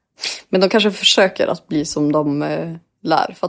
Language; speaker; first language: Swedish; native; Swedish